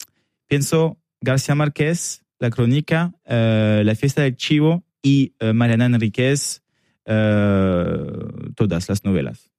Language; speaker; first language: Spanish; non-native, learner; French